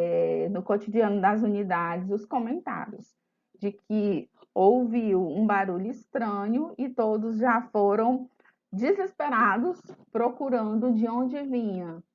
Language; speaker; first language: Portuguese; native; Portuguese